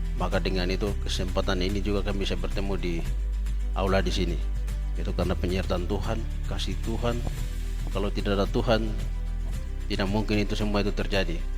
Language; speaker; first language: Indonesian; non-native, local second language; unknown